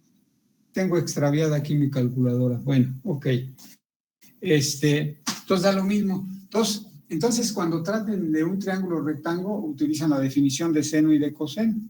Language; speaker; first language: Spanish; native; Spanish